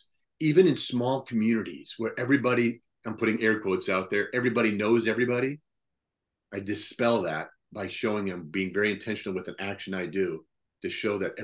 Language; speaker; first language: English; native; English